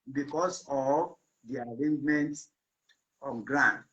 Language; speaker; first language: English; non-native, local second language; Yoruba